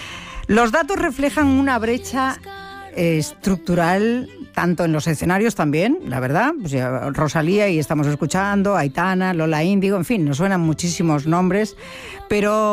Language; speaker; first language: Spanish; native; Spanish